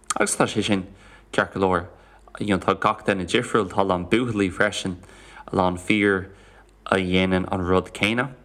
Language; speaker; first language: Irish; non-native, local second language; English